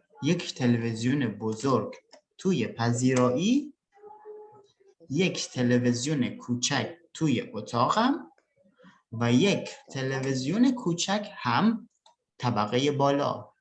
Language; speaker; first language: Persian; non-native, fluent; Indonesian